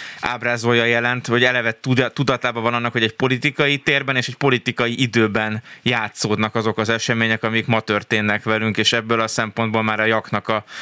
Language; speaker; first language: Hungarian; native; Hungarian